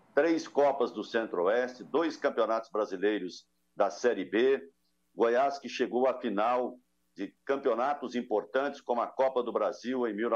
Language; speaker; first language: Portuguese; native; Portuguese